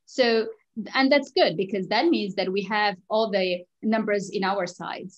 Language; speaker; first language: English; non-native, fluent; Arabic